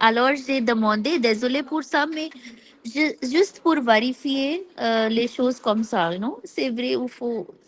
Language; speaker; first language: French; non-native, learner; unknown